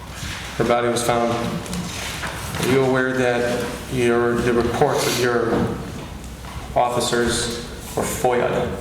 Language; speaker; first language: English; native; English